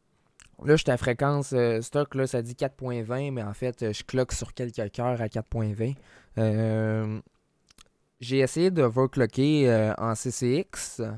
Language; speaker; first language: French; native; French